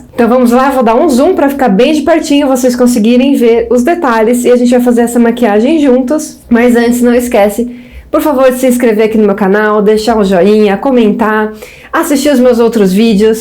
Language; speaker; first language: Portuguese; native; Portuguese